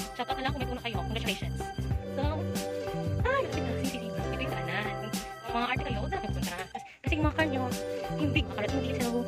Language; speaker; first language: Filipino; non-native, local second language; Cebuano